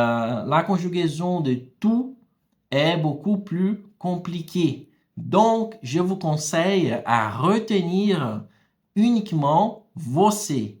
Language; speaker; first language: French; non-native, fluent; Portuguese